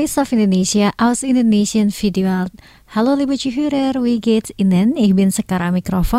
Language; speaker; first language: German; non-native, fluent; Indonesian